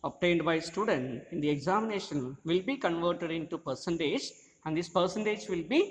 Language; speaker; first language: English; non-native, local second language; Malayalam